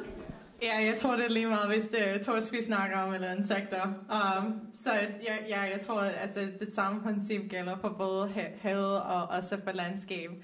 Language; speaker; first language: Danish; non-native, fluent; Dutch